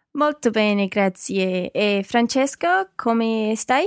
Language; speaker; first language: Italian; non-native, learner; English